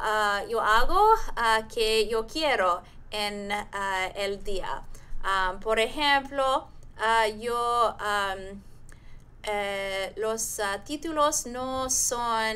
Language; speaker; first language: Spanish; non-native, learner; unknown